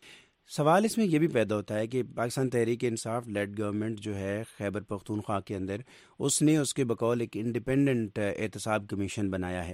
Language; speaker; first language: Urdu; native; Urdu